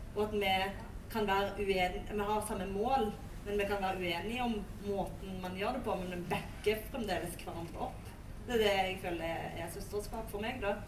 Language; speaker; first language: Norwegian; early bilingual, other home language; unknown